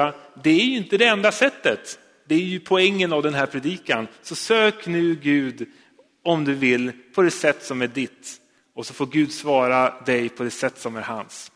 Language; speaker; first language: Swedish; native; Swedish